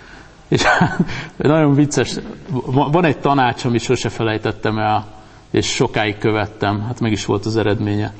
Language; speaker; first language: Hungarian; native; Hungarian